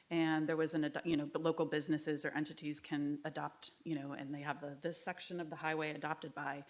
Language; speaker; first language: English; native; English